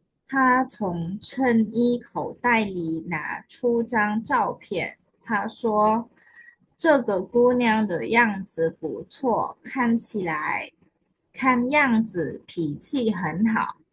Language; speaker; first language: Chinese; non-native, fluent; Khmer